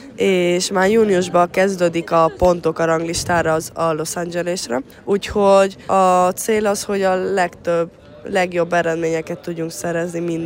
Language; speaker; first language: Hungarian; early bilingual, other home language; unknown